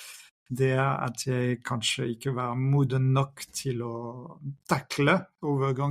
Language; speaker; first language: Norwegian; non-native, fluent; French